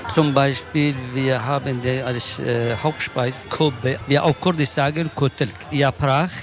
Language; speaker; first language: German; non-native, local second language; Kurdish